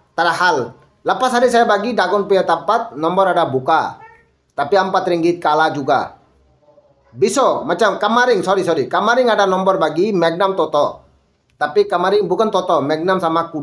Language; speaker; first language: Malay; non-native, learner; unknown